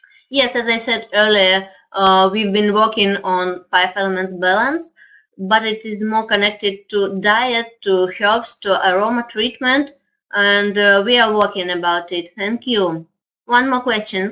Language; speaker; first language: English; non-native, fluent; Russian